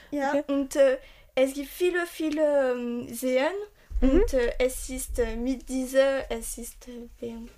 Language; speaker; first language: German; non-native, learner; French